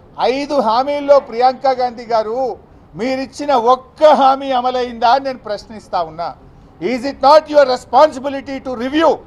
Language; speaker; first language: Telugu; native; Telugu